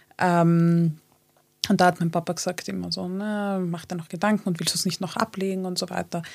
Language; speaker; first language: German; early bilingual, other home language; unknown